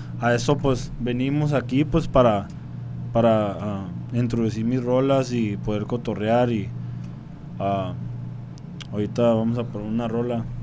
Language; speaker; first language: Spanish; early bilingual, heritage; Spanish